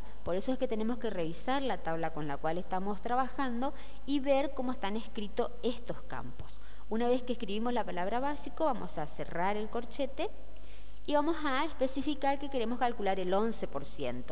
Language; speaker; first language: Spanish; native; Spanish